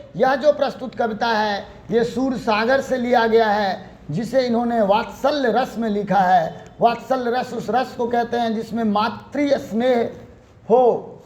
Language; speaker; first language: Hindi; native; Hindi